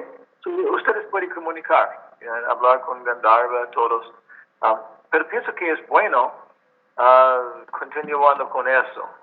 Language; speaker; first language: Spanish; non-native, learner; English